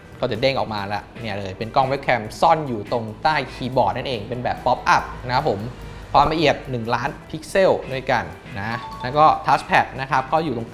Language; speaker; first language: Thai; native; Thai